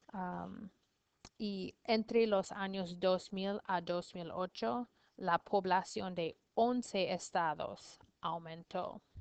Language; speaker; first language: Spanish; non-native, learner; English